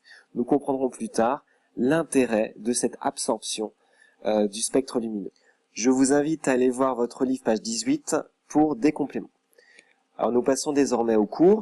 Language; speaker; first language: French; native; French